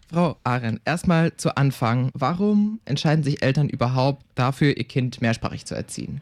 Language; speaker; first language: German; native; German